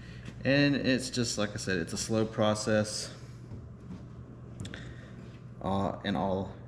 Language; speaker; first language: English; native; English